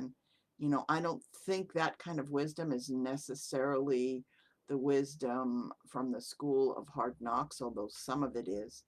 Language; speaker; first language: English; native; English